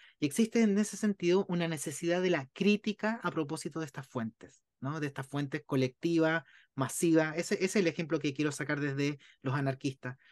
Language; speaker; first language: Spanish; native; Spanish